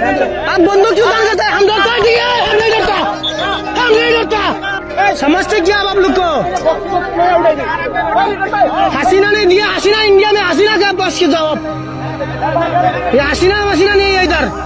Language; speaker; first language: Hindi; non-native, learner; Bangla